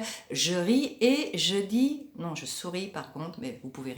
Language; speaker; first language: French; native; French